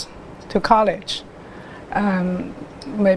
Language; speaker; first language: English; non-native, local second language; Cantonese